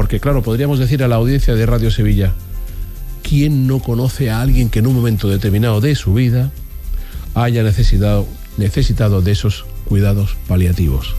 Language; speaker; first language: Spanish; native; Spanish